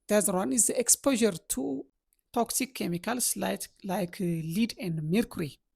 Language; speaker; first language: English; non-native, local second language; Amharic